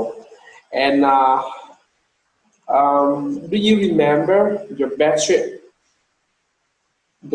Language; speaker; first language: English; non-native, learner; Vietnamese